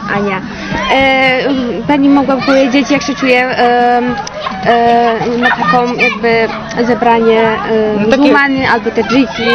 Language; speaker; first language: Polish; non-native, learner; Tajik